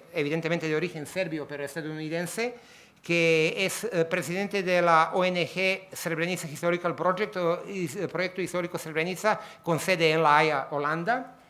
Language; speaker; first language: Spanish; native; Spanish